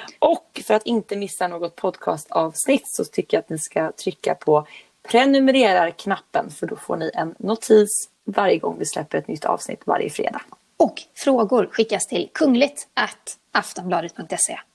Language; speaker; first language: Swedish; native; Swedish